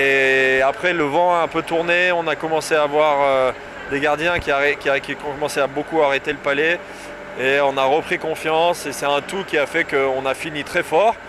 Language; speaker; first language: French; native; French